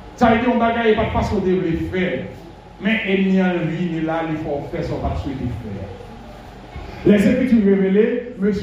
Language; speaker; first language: French; non-native, local second language; Haitian Creole